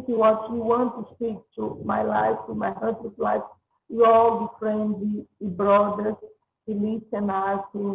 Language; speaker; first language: English; non-native, learner; Portuguese